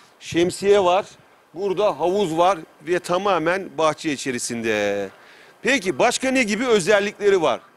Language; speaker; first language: Turkish; native; Turkish